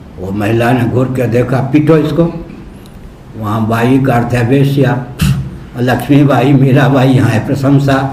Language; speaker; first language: Hindi; non-native, local second language; Maithili